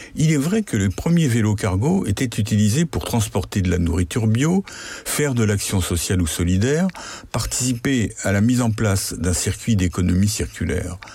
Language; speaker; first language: French; native; French